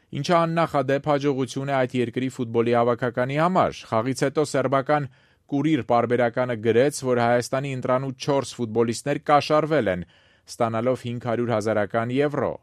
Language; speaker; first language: Armenian; native; Armenian